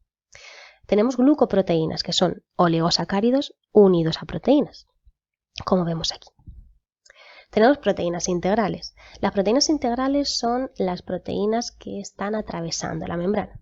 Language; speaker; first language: Spanish; native; Spanish